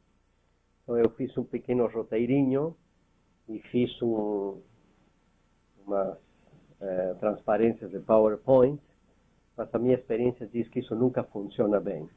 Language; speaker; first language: Portuguese; non-native, fluent; Spanish